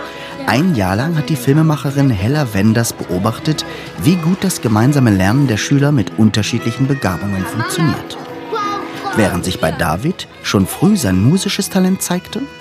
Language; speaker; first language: German; native; German